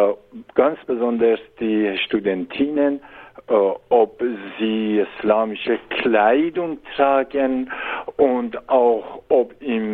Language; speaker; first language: German; non-native, learner; Persian